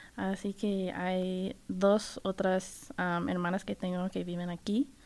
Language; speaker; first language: Spanish; non-native, fluent; English